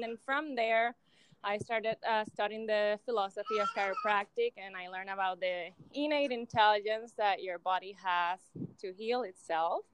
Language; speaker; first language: English; non-native, fluent; Spanish